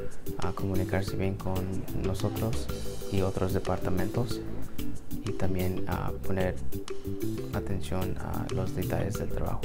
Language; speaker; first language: Spanish; early bilingual, heritage; Spanish